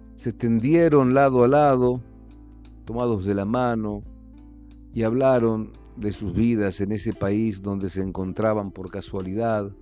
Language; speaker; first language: Spanish; native; Spanish